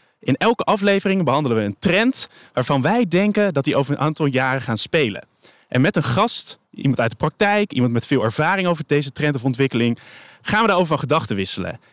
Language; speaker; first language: Dutch; native; Dutch